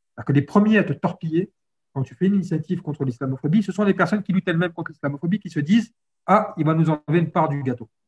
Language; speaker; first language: French; early bilingual, other home language; Arabic